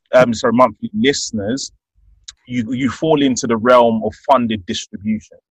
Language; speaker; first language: English; native; English